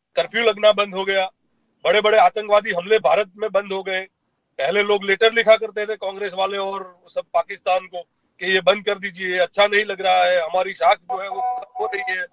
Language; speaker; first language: Hindi; non-native, local second language; Gujarati